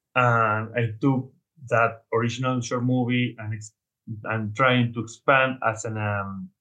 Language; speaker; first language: English; non-native, learner; Spanish